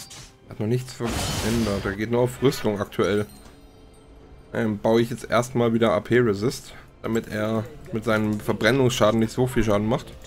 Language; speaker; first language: German; native; German